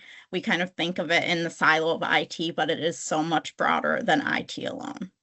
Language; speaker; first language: English; native; English